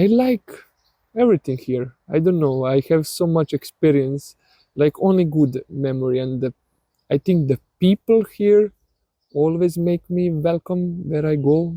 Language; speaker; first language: English; non-native, learner; Serbian